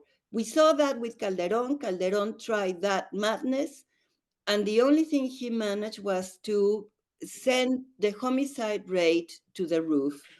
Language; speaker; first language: English; non-native, fluent; Spanish